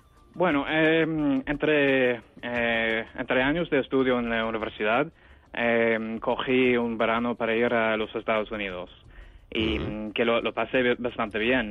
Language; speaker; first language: Spanish; non-native, fluent; English